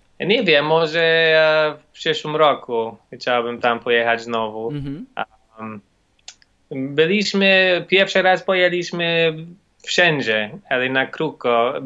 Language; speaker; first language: Polish; non-native, learner; English